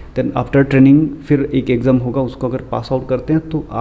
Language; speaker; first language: Hindi; non-native, local second language; Assamese